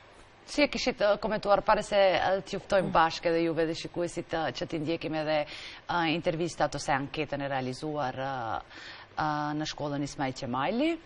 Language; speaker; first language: Albanian; native; Albanian